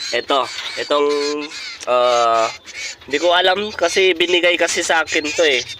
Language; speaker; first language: Filipino; native; Filipino